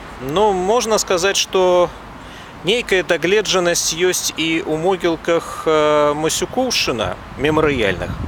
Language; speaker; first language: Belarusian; non-native, local second language; Russian